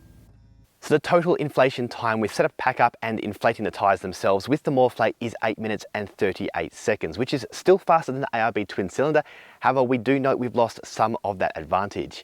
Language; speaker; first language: English; native; English